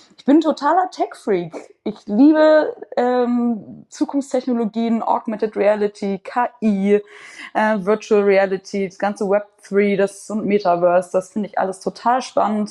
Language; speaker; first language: German; native; German